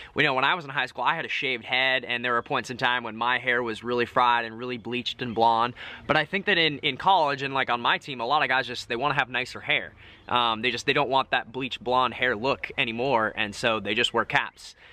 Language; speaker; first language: English; native; English